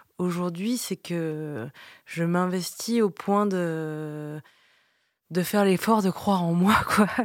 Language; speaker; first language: French; early bilingual, other home language; Vietnamese